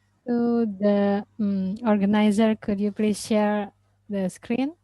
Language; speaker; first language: English; non-native, fluent; Indonesian